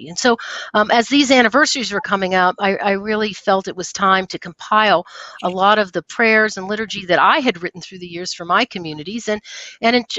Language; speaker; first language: English; native; English